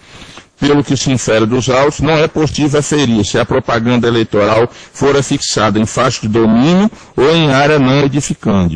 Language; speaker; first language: Portuguese; native; Portuguese